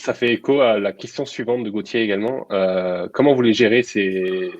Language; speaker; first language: French; native; French